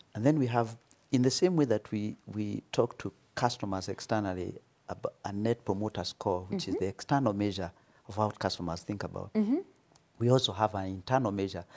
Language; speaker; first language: English; non-native, local second language; Kikuyu